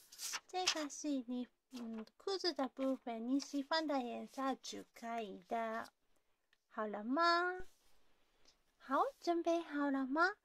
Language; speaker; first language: Chinese; non-native, learner; Japanese